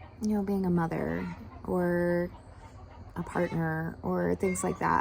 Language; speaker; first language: English; native; English